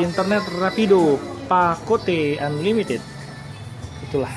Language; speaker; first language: Indonesian; native; Indonesian